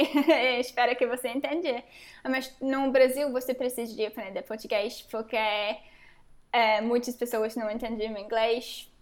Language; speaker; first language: Portuguese; non-native, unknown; English